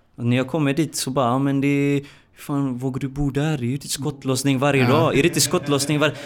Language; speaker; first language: Swedish; native; Swedish